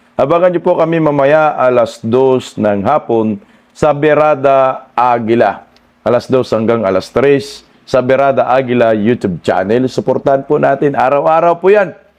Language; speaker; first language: Filipino; non-native, local second language; Cebuano